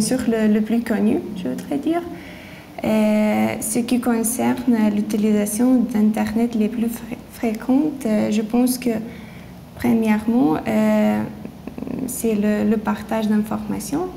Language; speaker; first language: French; non-native, learner; Lithuanian